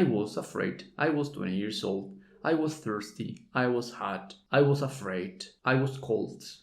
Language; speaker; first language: English; non-native, fluent; Spanish